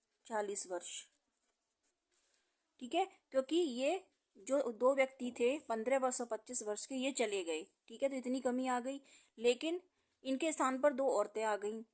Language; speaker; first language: Hindi; native; Hindi